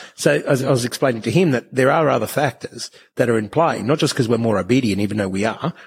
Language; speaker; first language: English; native; English